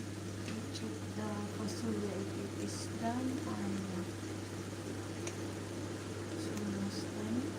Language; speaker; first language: English; non-native, learner; Bikol